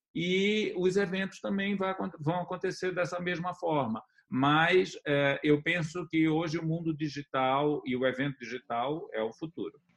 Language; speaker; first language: Portuguese; native; Portuguese